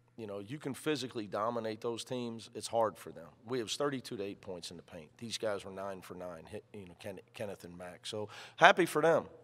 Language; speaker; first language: English; native; English